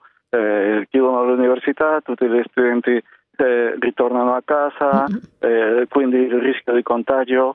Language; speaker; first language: Italian; non-native, fluent; Spanish